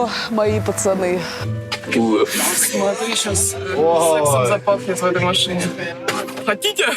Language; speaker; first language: Russian; native; Russian